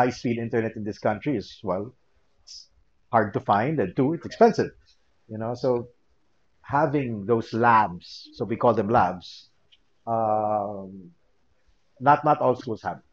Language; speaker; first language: English; non-native, local second language; Filipino